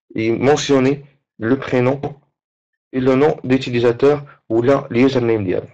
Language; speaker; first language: French; non-native, local second language; Arabic